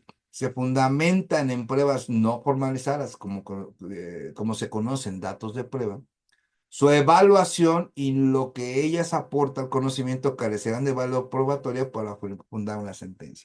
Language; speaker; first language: Spanish; native; Spanish